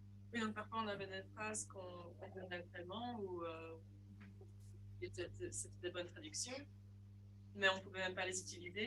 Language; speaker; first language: French; non-native, learner; English